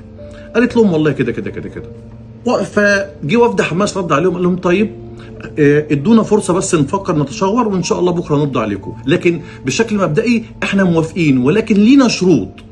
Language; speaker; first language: Arabic; native; Arabic